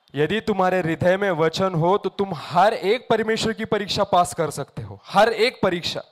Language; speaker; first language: Hindi; non-native, local second language; Marathi